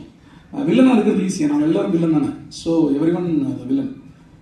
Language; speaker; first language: Tamil; native; Tamil